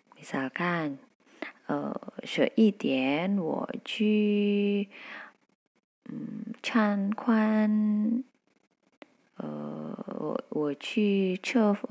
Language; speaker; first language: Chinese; non-native, fluent; Indonesian